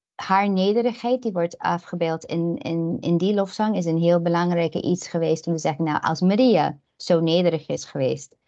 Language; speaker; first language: Dutch; non-native, fluent; English